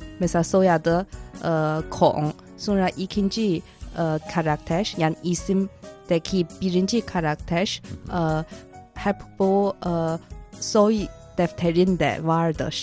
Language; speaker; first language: Turkish; non-native, fluent; Chinese